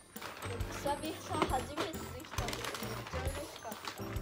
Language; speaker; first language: Japanese; native; Japanese